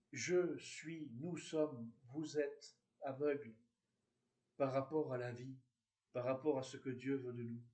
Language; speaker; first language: French; native; French